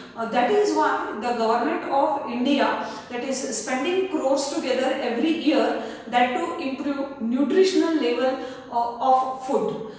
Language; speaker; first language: English; non-native, local second language; Kannada